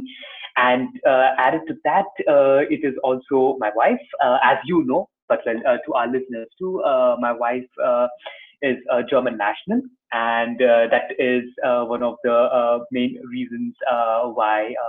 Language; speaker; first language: English; non-native, local second language; Tamil